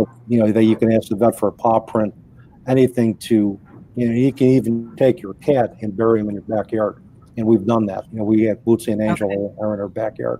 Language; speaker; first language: English; native; English